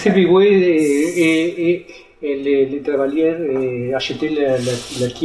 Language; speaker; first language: French; non-native, learner; Spanish